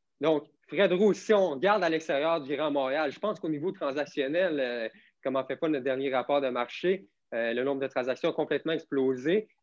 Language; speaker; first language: French; native; French